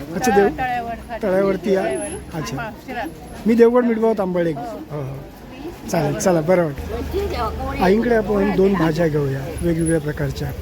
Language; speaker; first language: Marathi; native; Marathi